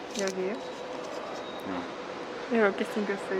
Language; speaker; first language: Korean; non-native, learner; Ukrainian